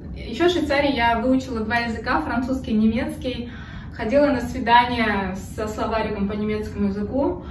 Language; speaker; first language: Russian; native; Russian